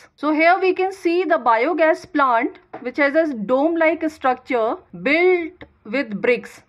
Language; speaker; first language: English; non-native, local second language; Hindi